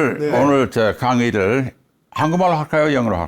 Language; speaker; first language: Korean; non-native, fluent; English